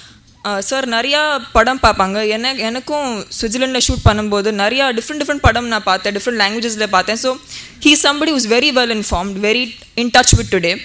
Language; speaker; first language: Tamil; non-native, fluent; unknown